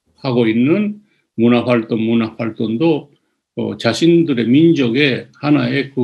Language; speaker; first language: Korean; early bilingual, other home language; Japanese